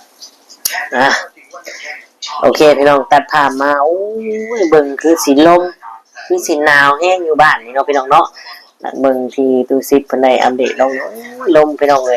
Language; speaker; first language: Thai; non-native, local second language; Lao